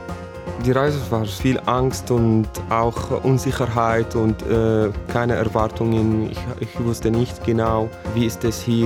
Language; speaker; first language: German; non-native, fluent; Arabic